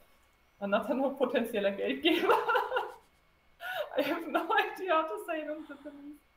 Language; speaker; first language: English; non-native, fluent; German